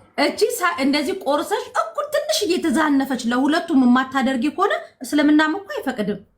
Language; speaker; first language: Amharic; native; Amharic